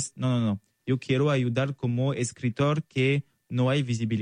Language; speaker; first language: Spanish; non-native, fluent; French